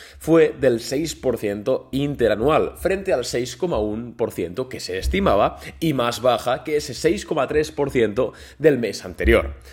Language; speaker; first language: Spanish; native; Spanish